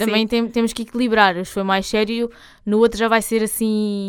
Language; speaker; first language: Portuguese; native; Portuguese